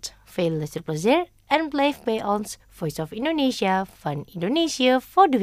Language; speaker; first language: Dutch; non-native, fluent; Indonesian